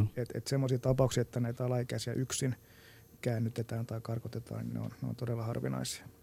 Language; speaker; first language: Finnish; native; Finnish